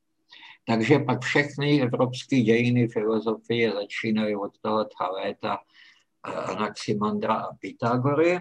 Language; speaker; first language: Czech; native; Czech